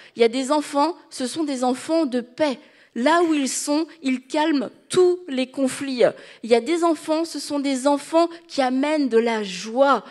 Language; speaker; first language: French; native; French